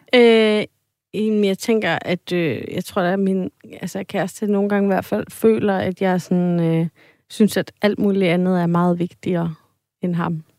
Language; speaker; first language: Danish; native; Danish